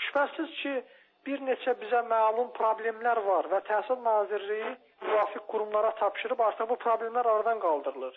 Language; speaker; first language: Azerbaijani; native; Azerbaijani